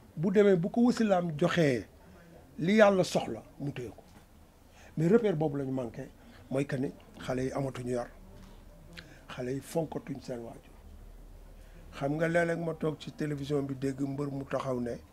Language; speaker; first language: Wolof; native; Wolof